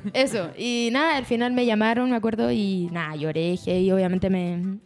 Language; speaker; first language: Spanish; native; Spanish